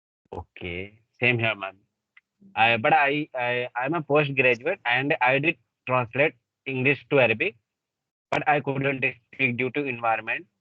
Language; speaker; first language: English; non-native, learner; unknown